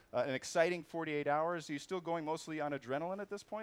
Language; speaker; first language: English; native; English